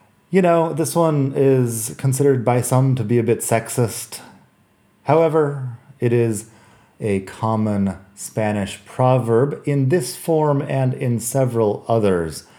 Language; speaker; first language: English; native; English